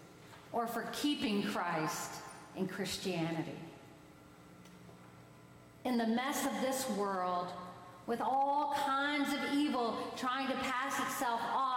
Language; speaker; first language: English; native; English